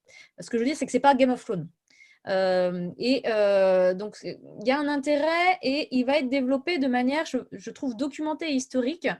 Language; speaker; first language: French; native; French